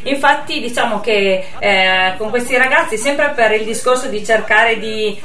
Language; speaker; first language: Italian; native; Italian